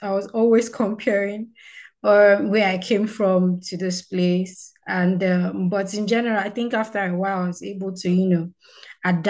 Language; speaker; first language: English; non-native, local second language; Yoruba